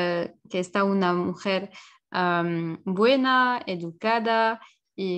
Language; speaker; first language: Spanish; non-native, learner; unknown